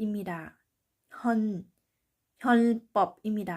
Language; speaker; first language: Korean; non-native, learner; Thai